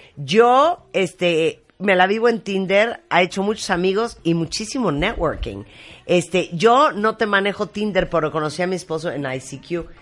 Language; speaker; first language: Spanish; native; Spanish